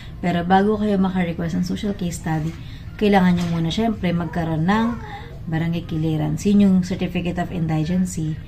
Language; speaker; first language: Filipino; native; Filipino